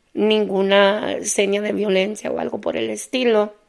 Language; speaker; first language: Spanish; early bilingual, heritage; Spanish